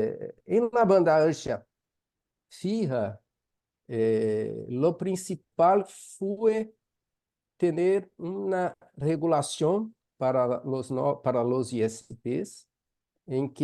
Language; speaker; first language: Spanish; non-native, fluent; Portuguese